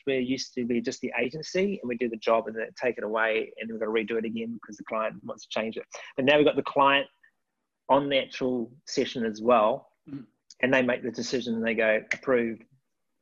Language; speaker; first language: English; native; English